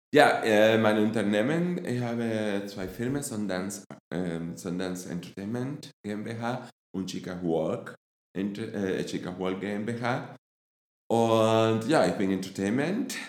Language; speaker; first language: German; non-native, fluent; Spanish